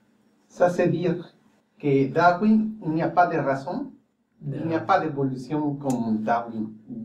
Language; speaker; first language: French; non-native, fluent; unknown